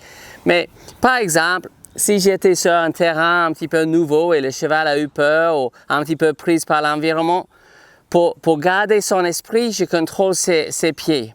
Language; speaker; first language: French; non-native, fluent; English